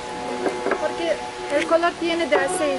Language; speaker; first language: Spanish; non-native, learner; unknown